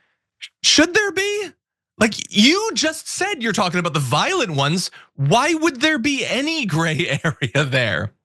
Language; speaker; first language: English; native; English